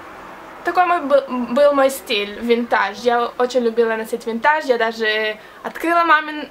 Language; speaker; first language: Russian; early bilingual, heritage; Russian